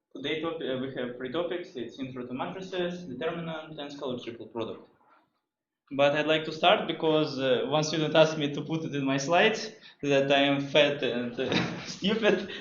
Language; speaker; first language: English; non-native, fluent; Russian